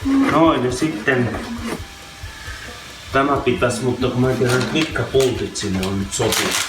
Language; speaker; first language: Finnish; native; Finnish